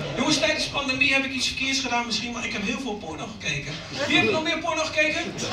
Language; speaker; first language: Dutch; early bilingual, other home language; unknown